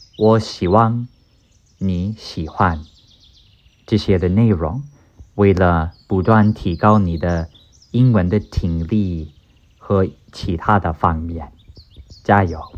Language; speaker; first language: Chinese; non-native, fluent; English